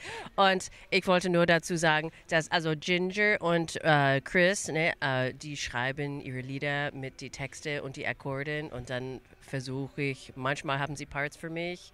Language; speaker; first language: German; early bilingual, other home language; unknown